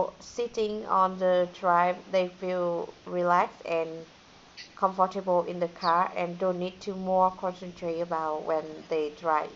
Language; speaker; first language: English; non-native, learner; Vietnamese